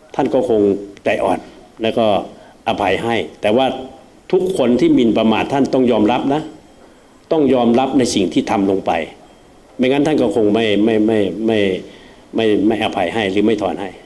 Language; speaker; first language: Thai; native; Thai